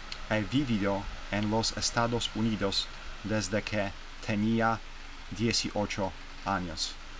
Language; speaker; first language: Spanish; non-native, learner; Polish